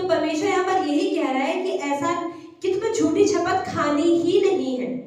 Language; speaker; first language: Hindi; native; Hindi